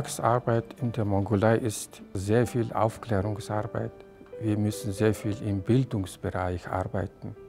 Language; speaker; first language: German; non-native, fluent; Mongolian